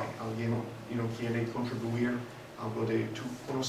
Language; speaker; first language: Spanish; non-native, fluent; English